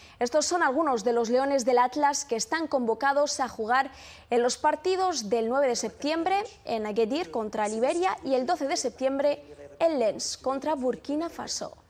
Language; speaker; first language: Spanish; non-native, fluent; Arabic